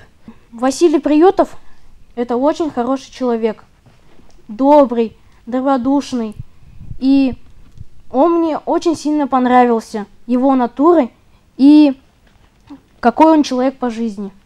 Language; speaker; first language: Russian; non-native, local second language; Yakut